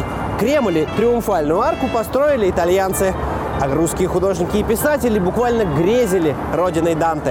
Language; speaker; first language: Russian; native; Russian